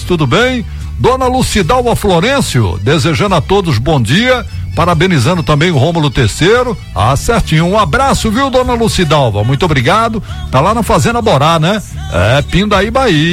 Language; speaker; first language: Portuguese; native; Portuguese